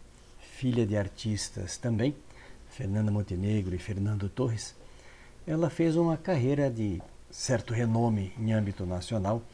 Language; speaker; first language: Portuguese; native; Portuguese